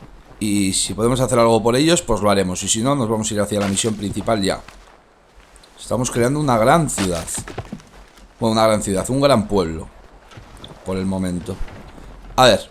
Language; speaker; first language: Spanish; native; Spanish